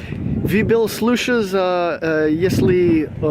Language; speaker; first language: Russian; non-native, learner; English